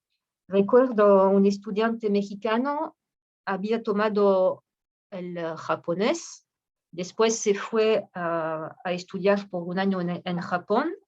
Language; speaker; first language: Spanish; non-native, fluent; French